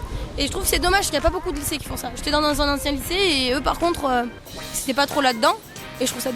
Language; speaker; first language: French; native; French